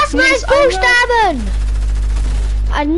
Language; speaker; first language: German; non-native, learner; English